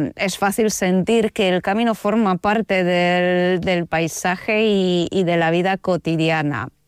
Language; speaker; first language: Spanish; non-native, fluent; Polish